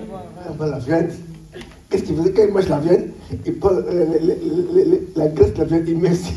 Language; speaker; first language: French; non-native, local second language; Lingala